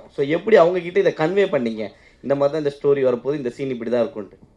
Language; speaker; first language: Tamil; native; Tamil